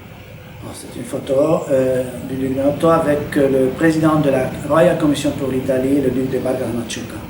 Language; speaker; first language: French; non-native, fluent; Spanish